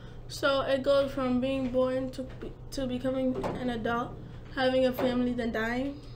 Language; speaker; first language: English; native; English